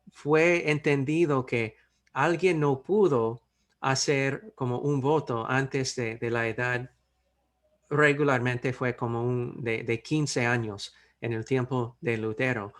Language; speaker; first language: Spanish; non-native, fluent; English